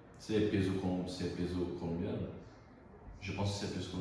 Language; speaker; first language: French; non-native, learner; Portuguese